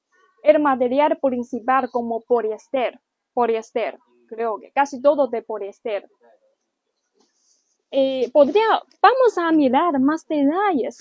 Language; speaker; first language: Spanish; non-native, learner; Chinese